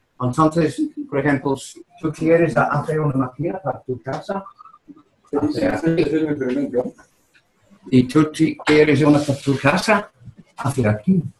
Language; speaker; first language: Spanish; non-native, learner; English